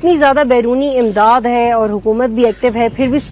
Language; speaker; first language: Urdu; native; Urdu